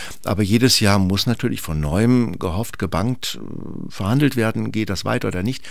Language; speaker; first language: German; native; German